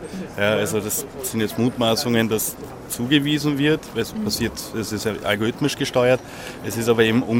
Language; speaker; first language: German; native; German